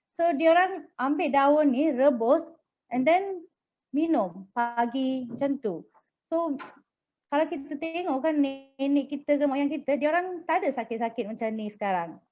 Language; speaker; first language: Malay; non-native, local second language; Tamil